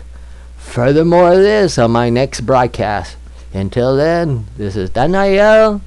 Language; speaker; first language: English; native; English